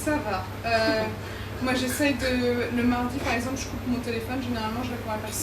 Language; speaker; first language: French; native; French